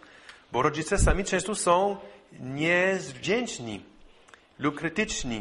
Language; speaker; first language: Polish; non-native, fluent; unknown